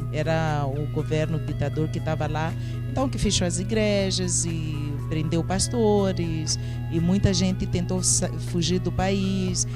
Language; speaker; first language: Portuguese; non-native, local second language; Tsonga